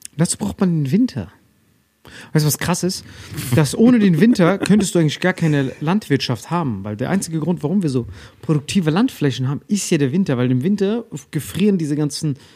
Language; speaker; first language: German; native; German